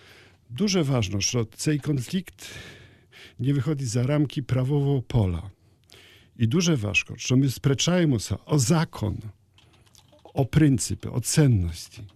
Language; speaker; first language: Ukrainian; non-native, learner; Polish